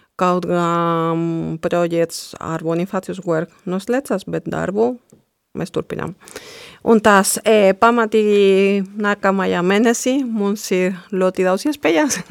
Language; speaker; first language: Latvian; non-native, fluent; Spanish